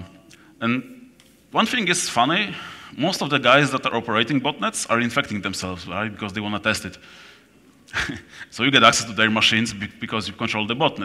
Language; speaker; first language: English; non-native, fluent; Polish